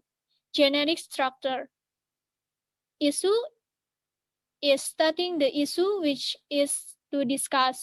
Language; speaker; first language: English; non-native, learner; Indonesian